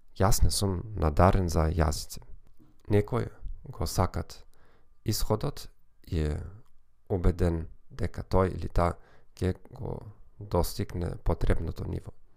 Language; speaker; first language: Macedonian; non-native, learner; German